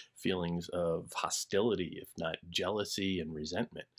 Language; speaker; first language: English; native; English